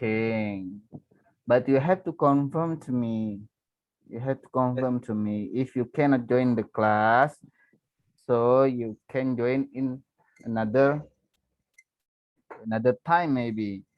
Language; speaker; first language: English; non-native, fluent; Indonesian